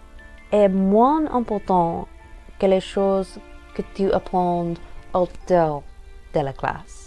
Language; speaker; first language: French; non-native, learner; English